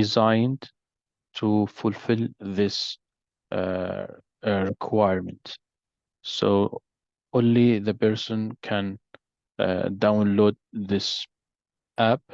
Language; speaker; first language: English; non-native, learner; Arabic